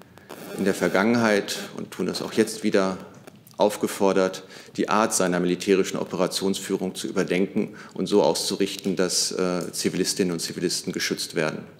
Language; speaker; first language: German; native; German